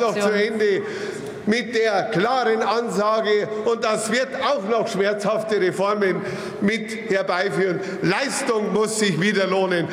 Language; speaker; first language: German; native; German